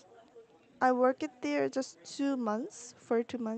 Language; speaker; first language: English; non-native, learner; Korean